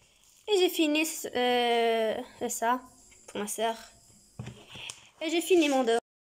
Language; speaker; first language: French; non-native, learner; Arabic